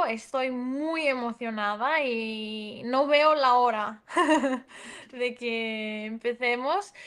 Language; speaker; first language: Spanish; non-native, fluent; Greek